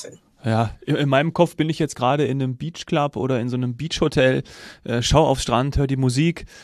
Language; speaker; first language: German; native; German